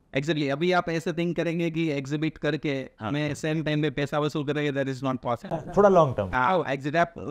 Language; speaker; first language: Hindi; non-native, local second language; Gujarati